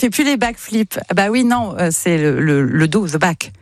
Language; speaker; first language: French; native; French